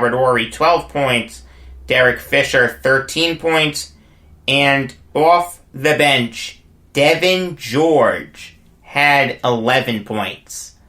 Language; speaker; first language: English; native; English